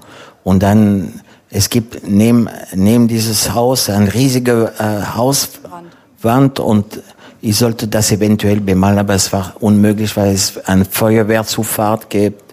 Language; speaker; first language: German; non-native, fluent; French